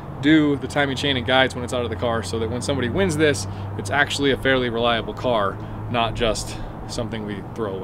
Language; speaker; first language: English; native; English